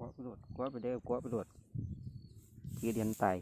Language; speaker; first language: Thai; non-native, local second language; Lao